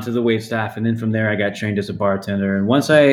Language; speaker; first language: English; native; English